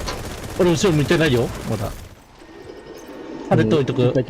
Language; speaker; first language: Japanese; native; Japanese